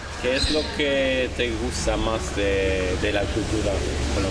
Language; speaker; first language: Spanish; non-native, learner; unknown